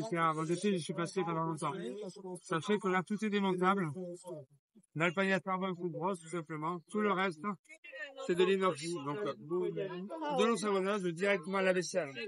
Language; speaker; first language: French; native; French